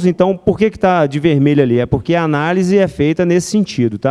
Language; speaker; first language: Portuguese; native; Portuguese